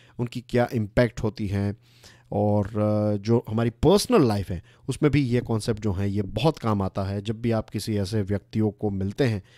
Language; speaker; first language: Hindi; non-native, local second language; Gujarati